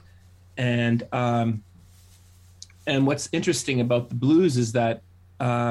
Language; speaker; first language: English; native; English